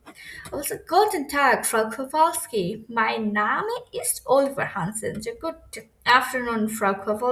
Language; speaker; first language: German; non-native, fluent; Bangla